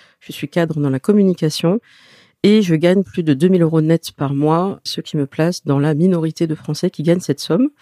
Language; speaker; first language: French; native; French